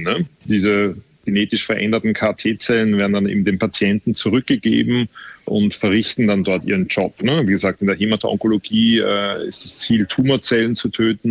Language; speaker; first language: German; native; German